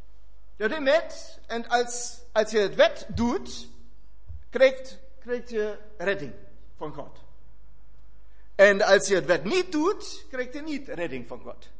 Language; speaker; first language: Dutch; non-native, fluent; German